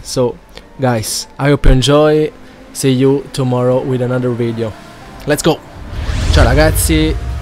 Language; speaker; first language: English; non-native, learner; Italian